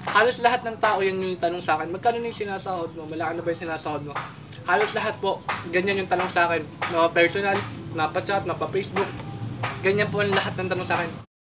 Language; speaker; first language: Filipino; native; Filipino